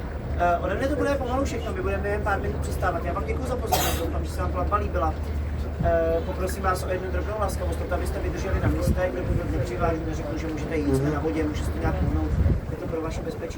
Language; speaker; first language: Czech; native; Czech